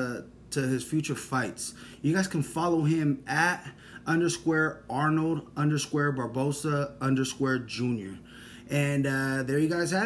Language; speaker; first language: English; native; English